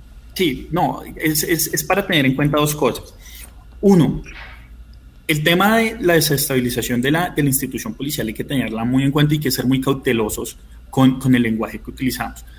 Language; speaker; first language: Spanish; native; Spanish